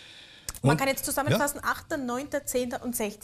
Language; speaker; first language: German; native; German